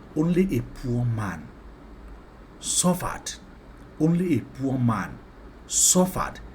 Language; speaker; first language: English; non-native, local second language; Yoruba